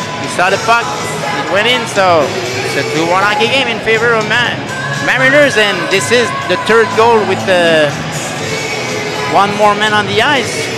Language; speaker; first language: English; non-native, fluent; French